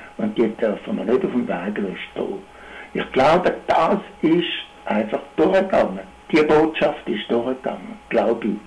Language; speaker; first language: German; native; German